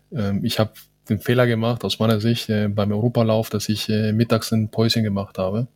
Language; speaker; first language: German; non-native, fluent; Spanish